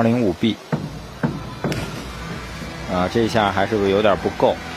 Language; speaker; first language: Chinese; native; Chinese